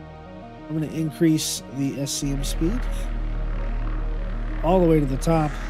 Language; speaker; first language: English; native; English